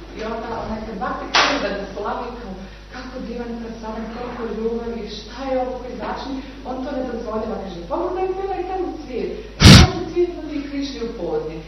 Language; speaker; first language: Serbian; native; Serbian